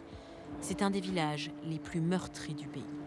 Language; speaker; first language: French; native; French